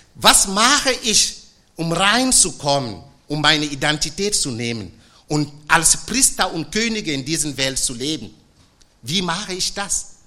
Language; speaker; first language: German; non-native, fluent; French